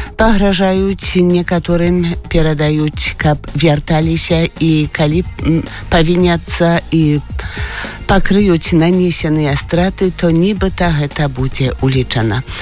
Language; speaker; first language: Belarusian; native; Belarusian